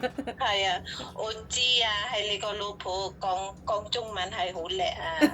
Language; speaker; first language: Cantonese; non-native, fluent; Javanese